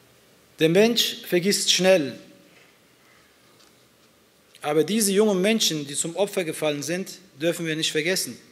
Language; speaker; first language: German; early bilingual, other home language; Turkish